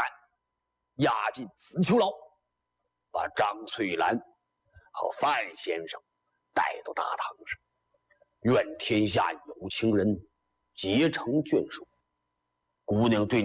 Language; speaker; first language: Chinese; native; Chinese